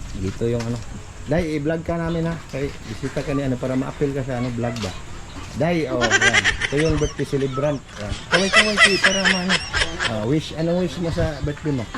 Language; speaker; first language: Filipino; non-native, local second language; Cebuano